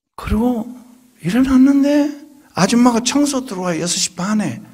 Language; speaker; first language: Korean; native; Korean